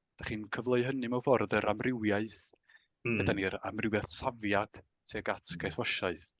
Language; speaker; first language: Welsh; native; Welsh